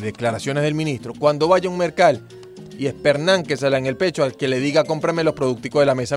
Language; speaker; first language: Spanish; native; Spanish